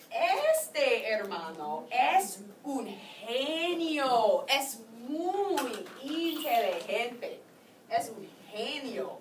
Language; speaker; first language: Spanish; non-native, fluent; English